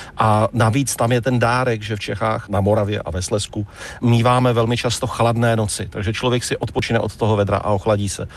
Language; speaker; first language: Czech; native; Czech